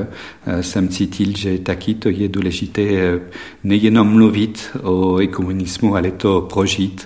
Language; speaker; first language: Czech; non-native, fluent; French